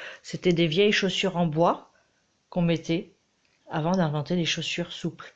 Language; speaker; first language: French; native; French